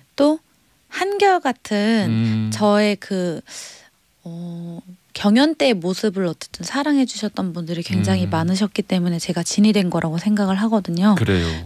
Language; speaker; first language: Korean; native; Korean